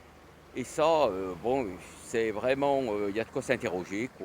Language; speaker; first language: French; native; French